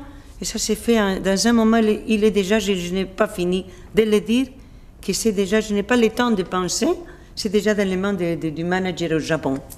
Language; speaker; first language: French; non-native, fluent; Spanish